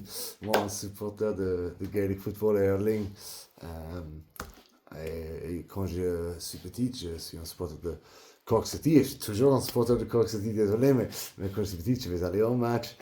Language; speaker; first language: French; non-native, learner; English